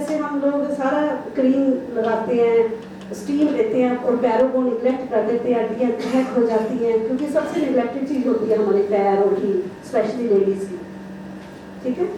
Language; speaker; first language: Hindi; non-native, local second language; Punjabi